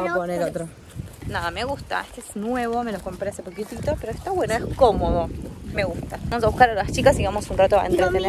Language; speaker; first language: Spanish; native; Spanish